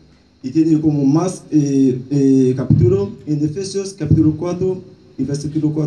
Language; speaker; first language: Spanish; non-native, learner; Haitian Creole